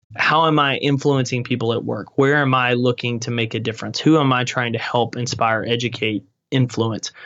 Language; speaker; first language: English; native; English